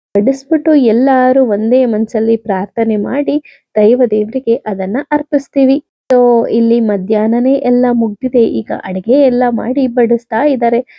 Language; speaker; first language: Kannada; non-native, local second language; Tulu